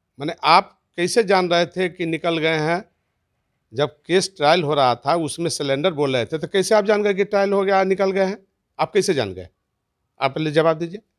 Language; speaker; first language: Hindi; native; Hindi